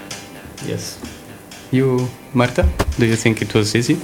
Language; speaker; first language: English; non-native, learner; Italian